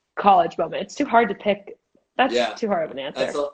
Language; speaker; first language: English; native; English